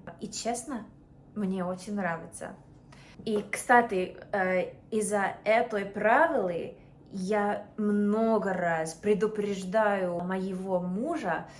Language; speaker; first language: Russian; non-native, fluent; English